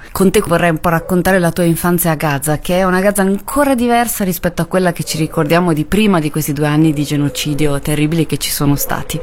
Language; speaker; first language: Italian; native; Italian